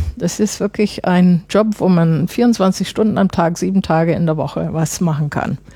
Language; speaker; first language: German; non-native, fluent; English